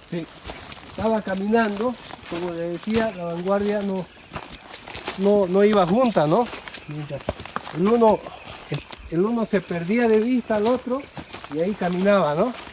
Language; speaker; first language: Spanish; native; Spanish